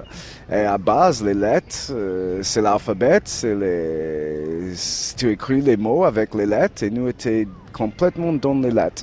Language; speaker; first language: French; non-native, learner; English